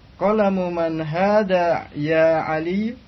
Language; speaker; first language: Arabic; non-native, learner; Indonesian